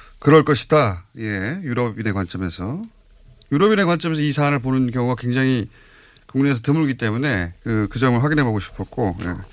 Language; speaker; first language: Korean; native; Korean